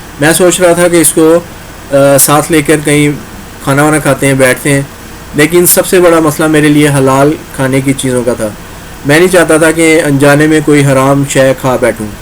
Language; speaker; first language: Urdu; non-native, local second language; Punjabi